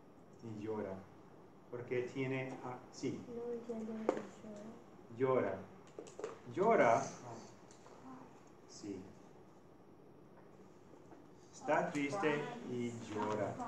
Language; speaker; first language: Spanish; non-native, fluent; English